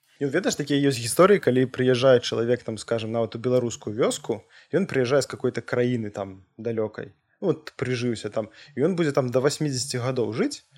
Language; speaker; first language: Belarusian; non-native, local second language; Russian